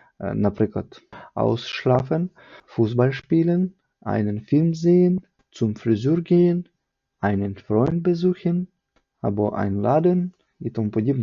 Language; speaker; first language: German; non-native, fluent; Ukrainian